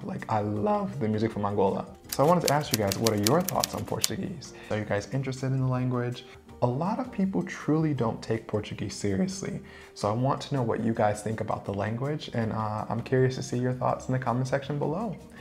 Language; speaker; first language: English; native; English